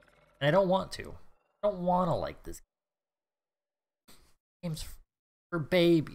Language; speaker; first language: English; native; English